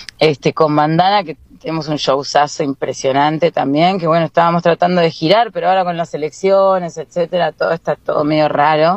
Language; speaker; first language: Spanish; native; Spanish